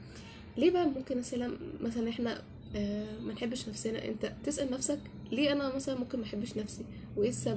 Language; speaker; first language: Arabic; native; Arabic